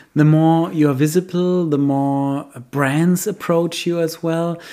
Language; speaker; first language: English; non-native, fluent; German